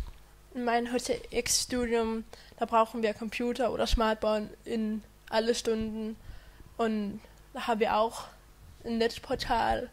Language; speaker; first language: German; non-native, fluent; Danish